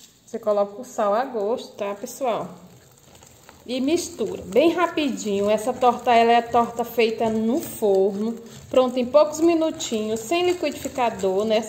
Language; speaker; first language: Portuguese; native; Portuguese